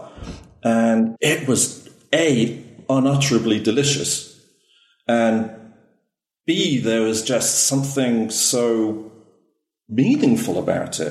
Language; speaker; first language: English; native; English